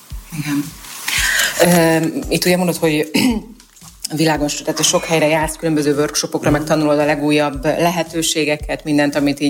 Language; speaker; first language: Hungarian; native; Hungarian